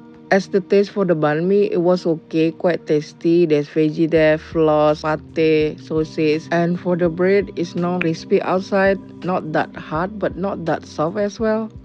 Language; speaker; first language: English; non-native, learner; Indonesian